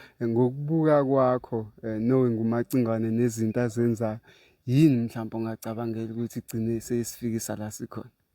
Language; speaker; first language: Zulu; native; Zulu